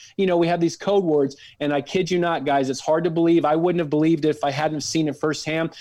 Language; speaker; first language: English; native; English